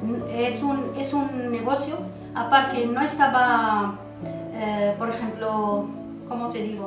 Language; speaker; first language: Spanish; non-native, local second language; Arabic